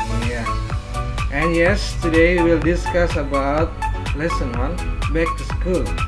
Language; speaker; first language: English; non-native, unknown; Indonesian